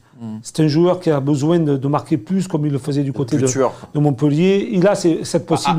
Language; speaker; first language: French; native; French